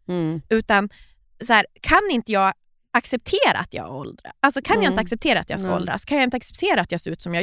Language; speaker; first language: Swedish; native; Swedish